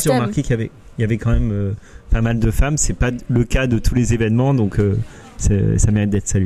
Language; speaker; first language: French; native; French